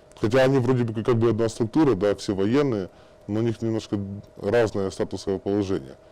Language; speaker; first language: Russian; native; Russian